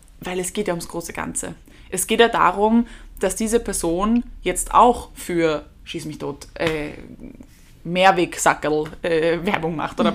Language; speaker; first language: German; native; German